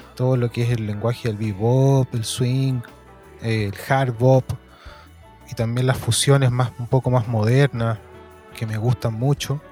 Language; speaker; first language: Spanish; native; Spanish